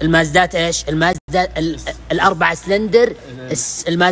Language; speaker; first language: Arabic; native; Arabic